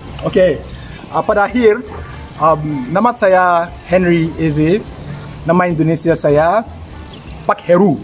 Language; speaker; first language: Indonesian; non-native, learner; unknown